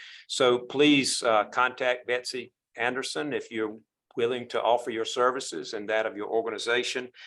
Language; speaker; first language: English; native; English